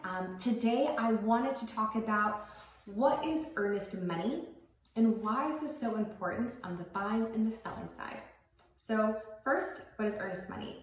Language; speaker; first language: English; native; English